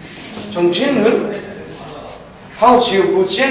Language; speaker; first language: Chinese; non-native, learner; Korean